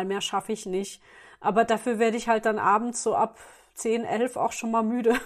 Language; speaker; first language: German; native; German